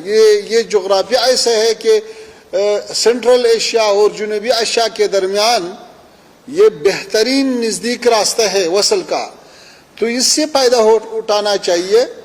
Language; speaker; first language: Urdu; non-native, fluent; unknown